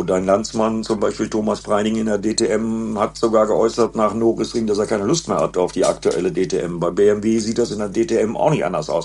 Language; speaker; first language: German; native; German